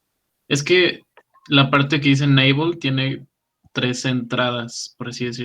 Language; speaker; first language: Spanish; native; Spanish